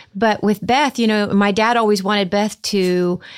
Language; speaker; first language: English; native; English